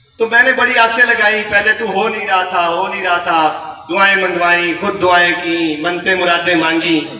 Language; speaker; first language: Urdu; non-native, local second language; Punjabi